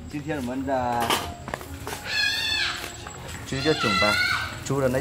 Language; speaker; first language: Chinese; non-native, learner; Vietnamese